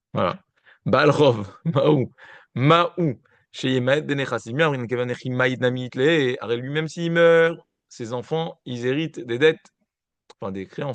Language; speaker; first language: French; native; French